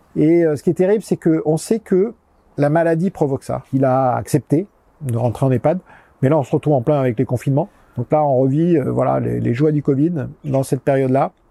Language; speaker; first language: French; native; French